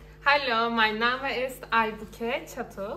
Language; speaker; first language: German; non-native, learner; Turkish